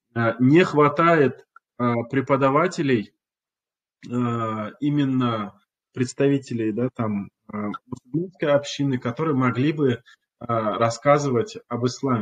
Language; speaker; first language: Russian; non-native, local second language; Kumyk